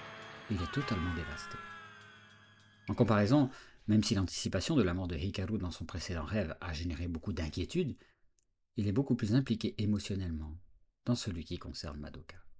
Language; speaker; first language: French; native; French